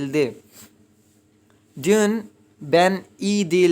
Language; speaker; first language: Turkish; non-native, fluent; Urdu